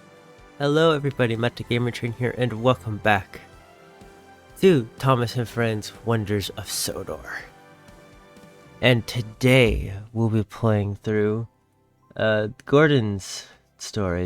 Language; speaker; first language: English; native; English